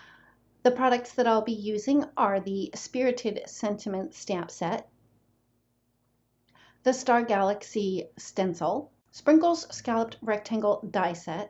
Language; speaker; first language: English; native; English